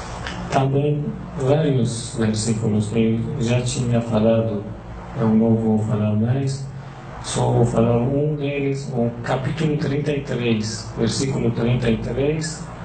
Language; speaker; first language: Portuguese; non-native, learner; Persian